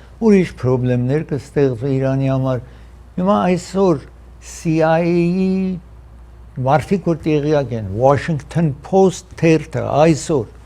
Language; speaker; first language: Armenian; early bilingual, heritage; Armenian